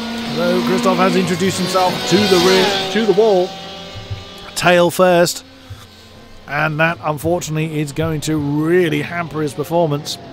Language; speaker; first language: English; native; English